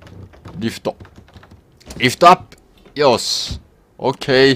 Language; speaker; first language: Japanese; native; Japanese